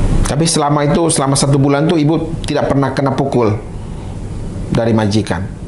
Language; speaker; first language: Indonesian; native; Indonesian